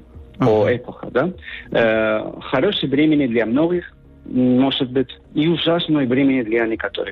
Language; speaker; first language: Russian; non-native, learner; Spanish